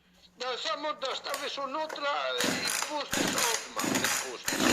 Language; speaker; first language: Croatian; non-native, learner; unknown